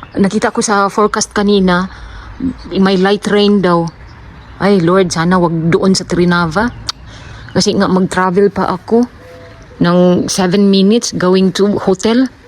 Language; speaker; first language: Filipino; non-native, local second language; Cebuano